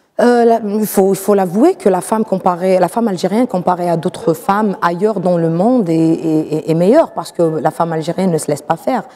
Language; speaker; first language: French; non-native, local second language; Arabic